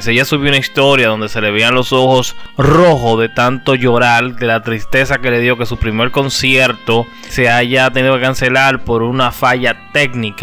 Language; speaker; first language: Spanish; native; Spanish